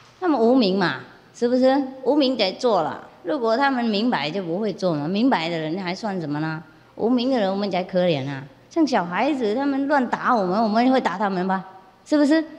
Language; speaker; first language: Chinese; non-native, fluent; Vietnamese